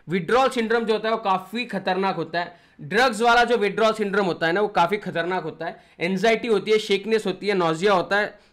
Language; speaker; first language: Hindi; non-native, local second language; Marathi